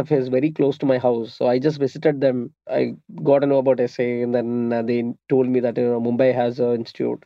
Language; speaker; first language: English; non-native, local second language; Malayalam